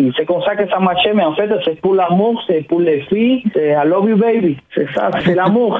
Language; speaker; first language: French; non-native, learner; Spanish